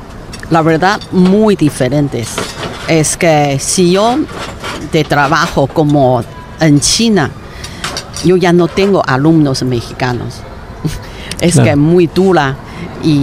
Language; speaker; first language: Spanish; non-native, learner; Chinese